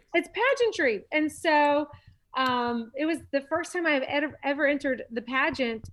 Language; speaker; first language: English; native; English